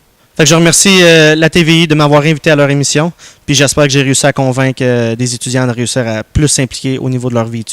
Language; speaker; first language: French; native; French